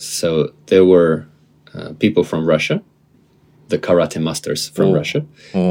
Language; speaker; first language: English; non-native, fluent; Russian